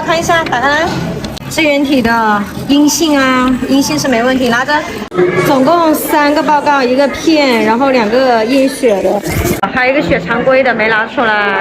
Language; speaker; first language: Chinese; native; Chinese